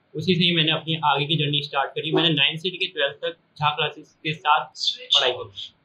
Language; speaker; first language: Hindi; native; Hindi